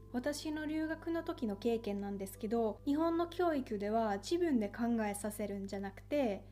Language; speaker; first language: Japanese; non-native, fluent; Finnish